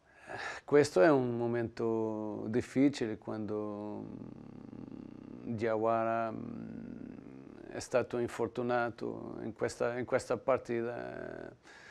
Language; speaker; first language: Italian; non-native, learner; Portuguese